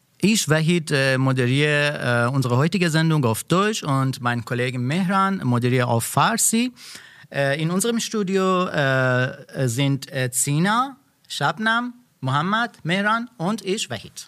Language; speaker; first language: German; non-native, learner; Persian